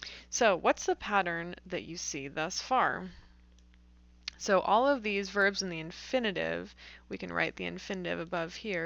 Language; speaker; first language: English; native; English